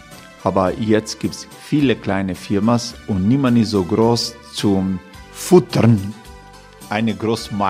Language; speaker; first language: German; non-native, learner; Croatian